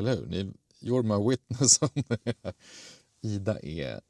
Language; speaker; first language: Swedish; native; Swedish